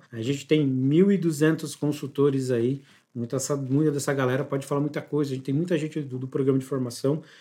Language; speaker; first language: Portuguese; native; Portuguese